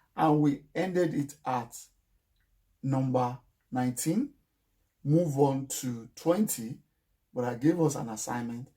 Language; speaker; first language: English; non-native, local second language; Yoruba